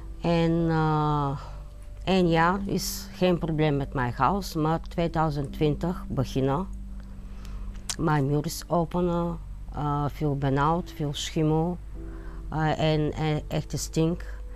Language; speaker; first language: Dutch; non-native, learner; Bulgarian